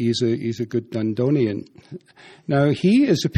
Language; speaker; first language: English; native; English